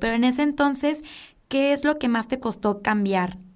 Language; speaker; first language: Spanish; native; Spanish